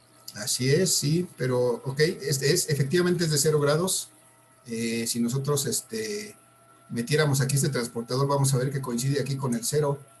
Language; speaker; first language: Spanish; native; Spanish